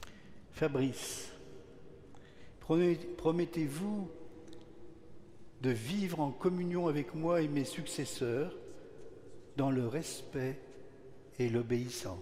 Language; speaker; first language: French; native; French